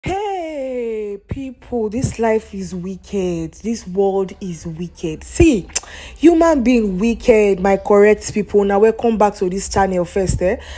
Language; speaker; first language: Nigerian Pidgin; non-native, local second language; Yoruba